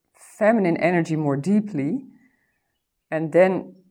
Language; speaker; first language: English; non-native, fluent; Dutch